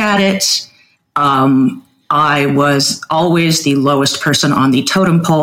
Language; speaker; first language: English; native; English